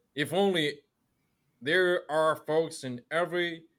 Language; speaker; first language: English; non-native, fluent; Chinese